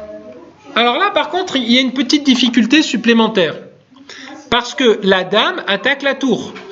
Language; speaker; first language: French; native; French